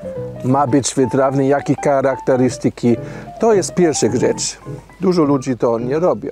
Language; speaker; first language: Polish; non-native, learner; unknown